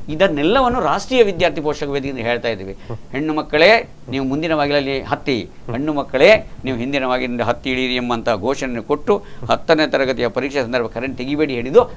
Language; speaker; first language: Kannada; non-native, local second language; Marathi